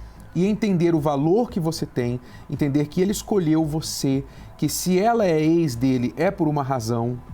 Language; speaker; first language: Portuguese; native; Portuguese